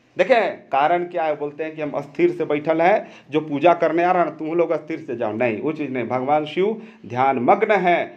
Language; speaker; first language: Hindi; native; Hindi